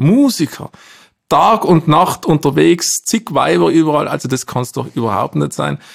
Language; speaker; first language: German; native; German